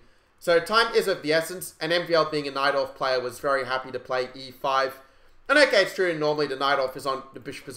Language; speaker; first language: English; native; English